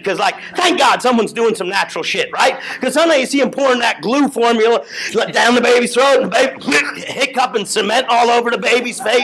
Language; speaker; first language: English; native; English